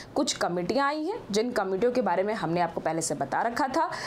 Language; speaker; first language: Hindi; native; Hindi